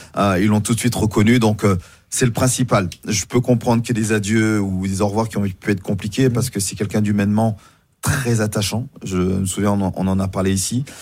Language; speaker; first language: French; native; French